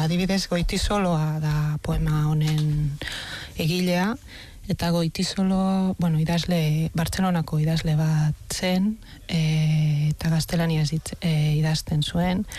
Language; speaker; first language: Basque; non-native, fluent; Spanish